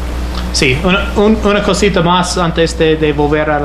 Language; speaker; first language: Spanish; non-native, fluent; English